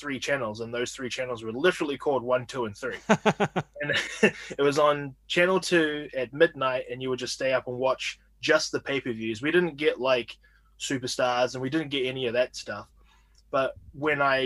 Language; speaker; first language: English; native; English